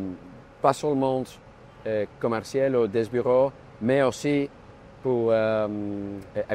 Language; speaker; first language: French; non-native, learner; Spanish